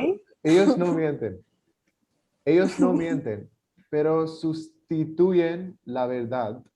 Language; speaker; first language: Spanish; non-native, learner; English